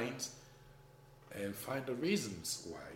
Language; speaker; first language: English; non-native, fluent; Haitian Creole